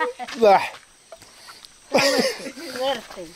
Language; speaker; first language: Spanish; native; Spanish